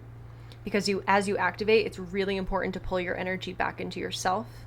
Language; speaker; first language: English; native; English